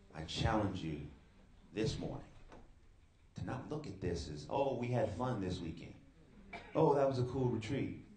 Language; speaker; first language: English; native; English